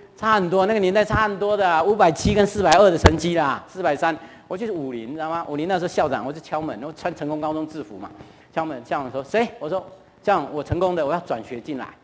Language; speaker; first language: Chinese; non-native, local second language; Hakka Chinese